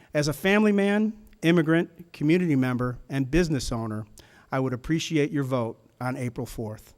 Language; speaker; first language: English; early bilingual, other home language; German